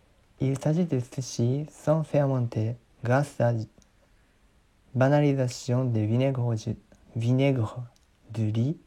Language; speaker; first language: French; non-native, learner; Japanese